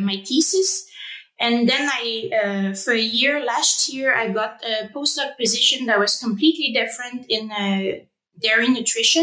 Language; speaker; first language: English; non-native, fluent; French